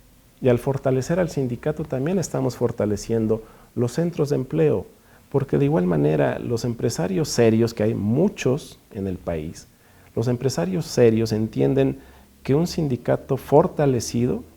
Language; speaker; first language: Spanish; native; Spanish